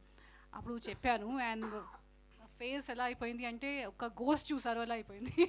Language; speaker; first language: Telugu; non-native, fluent; Hindi